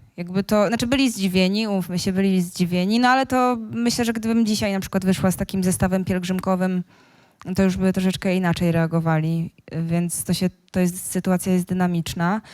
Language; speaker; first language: Polish; native; Polish